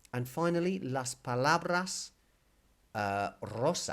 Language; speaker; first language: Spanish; non-native, fluent; English